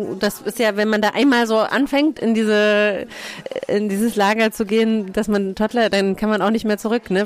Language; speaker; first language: German; native; German